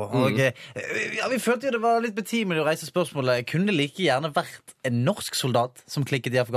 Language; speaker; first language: Norwegian; native; Norwegian